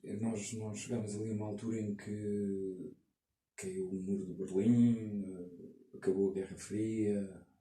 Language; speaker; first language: Portuguese; early bilingual, other home language; Kabuverdianu